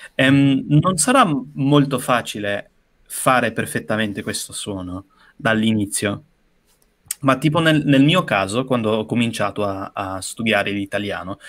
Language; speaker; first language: Italian; non-native, fluent; English